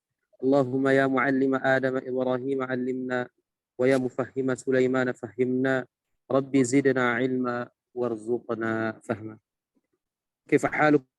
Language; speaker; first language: Arabic; non-native, fluent; Indonesian